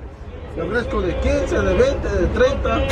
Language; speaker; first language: Spanish; native; Spanish